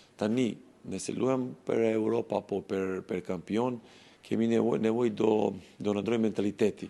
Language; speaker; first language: Albanian; non-native, learner; Serbian